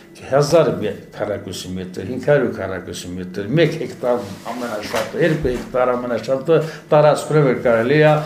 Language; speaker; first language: Armenian; native; Armenian